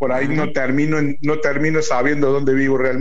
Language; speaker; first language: Spanish; native; Spanish